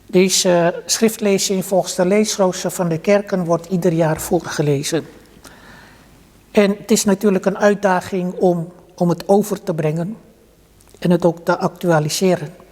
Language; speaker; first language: Dutch; early bilingual, other home language; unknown